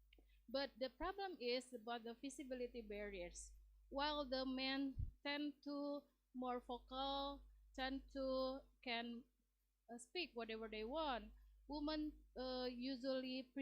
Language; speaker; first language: English; non-native, learner; Indonesian